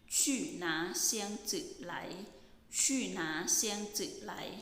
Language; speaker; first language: Chinese; non-native, fluent; Thai